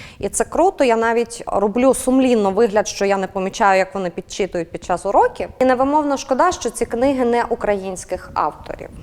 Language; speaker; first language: Ukrainian; native; Ukrainian